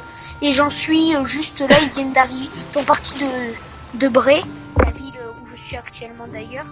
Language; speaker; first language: French; native; French